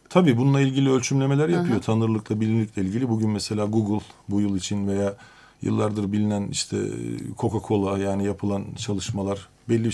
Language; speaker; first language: Turkish; native; Turkish